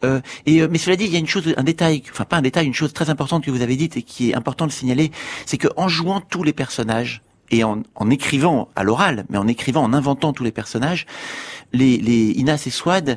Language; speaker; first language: French; native; French